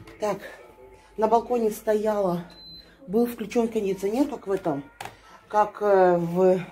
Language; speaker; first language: Russian; native; Russian